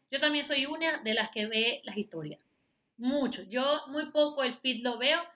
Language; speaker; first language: Spanish; native; Spanish